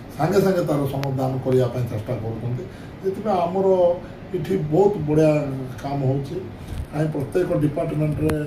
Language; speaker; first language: Odia; non-native, local second language; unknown